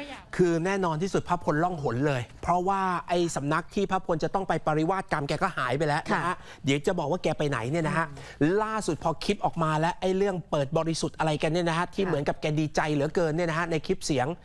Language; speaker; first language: Thai; native; Thai